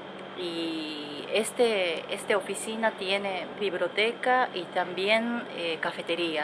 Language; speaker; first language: Spanish; non-native, fluent; Japanese